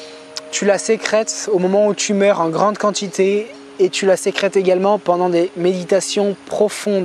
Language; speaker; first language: French; native; French